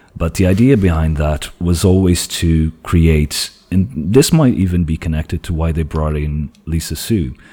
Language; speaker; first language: English; non-native, fluent; Portuguese